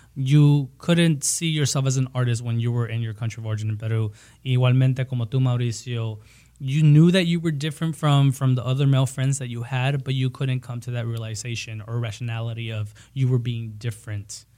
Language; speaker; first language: English; early bilingual, other home language; Spanish